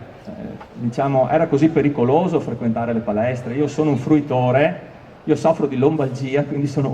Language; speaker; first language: Italian; native; Italian